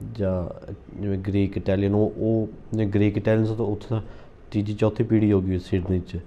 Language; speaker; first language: Punjabi; early bilingual, heritage; Punjabi